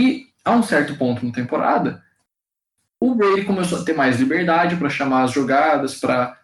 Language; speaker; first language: Portuguese; native; Portuguese